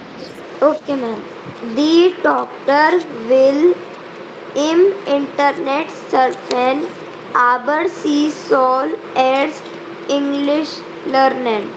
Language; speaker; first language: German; non-native, learner; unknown